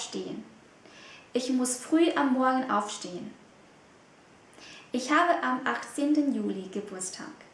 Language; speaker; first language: German; non-native, fluent; Vietnamese